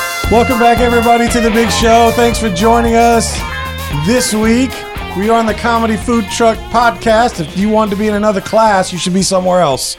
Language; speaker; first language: English; native; English